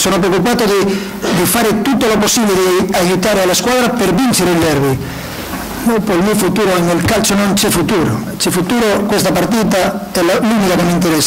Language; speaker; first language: Italian; non-native, learner; Spanish